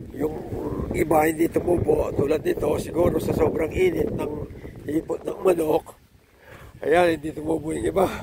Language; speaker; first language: Filipino; non-native, local second language; Pampanga